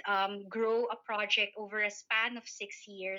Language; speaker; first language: English; non-native, local second language; Filipino